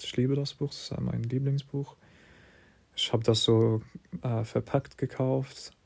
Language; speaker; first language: German; non-native, fluent; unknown